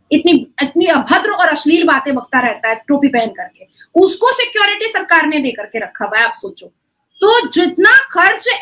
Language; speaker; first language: Hindi; native; Hindi